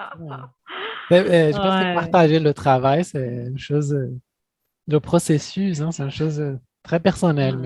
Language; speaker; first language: French; non-native, fluent; Portuguese